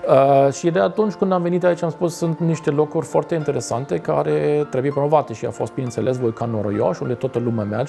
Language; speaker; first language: Romanian; non-native, fluent; German